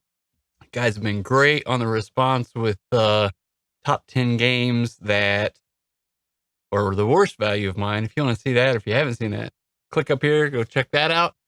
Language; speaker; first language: English; native; English